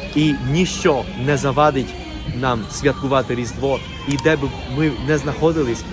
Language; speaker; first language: Ukrainian; non-native, fluent; Spanish